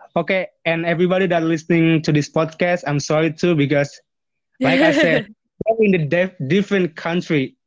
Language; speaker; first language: English; non-native, fluent; Indonesian